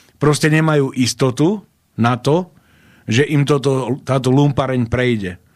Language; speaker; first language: Slovak; native; Slovak